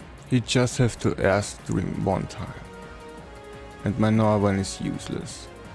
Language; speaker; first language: English; non-native, fluent; German